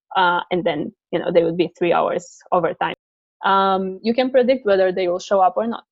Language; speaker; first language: English; non-native, fluent; Romanian